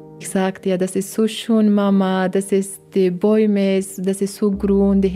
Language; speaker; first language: German; non-native, learner; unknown